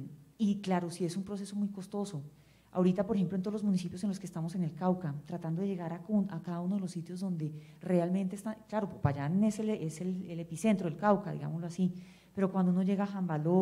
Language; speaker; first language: Spanish; native; Spanish